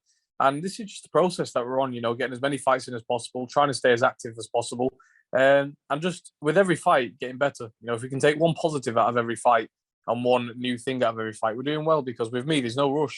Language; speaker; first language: English; native; English